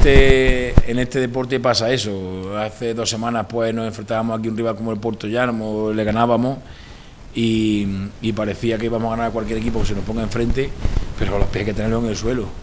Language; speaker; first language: Spanish; native; Spanish